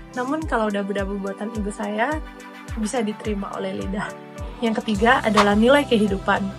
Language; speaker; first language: Indonesian; native; Indonesian